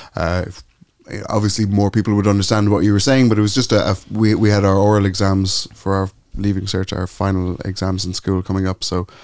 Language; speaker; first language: English; native; English